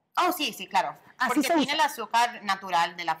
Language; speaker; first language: Spanish; early bilingual, heritage; Spanish